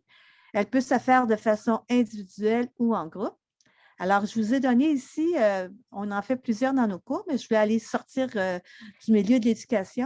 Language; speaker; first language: French; native; French